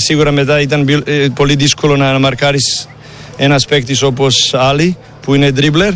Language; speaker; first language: Greek; non-native, learner; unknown